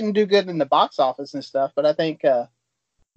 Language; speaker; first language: English; native; English